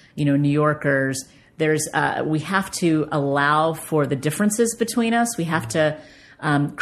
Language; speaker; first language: English; native; English